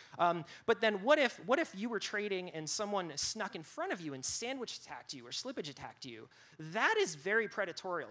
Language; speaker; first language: English; native; English